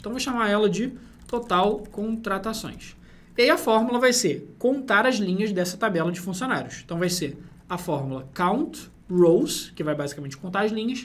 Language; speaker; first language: Portuguese; native; Portuguese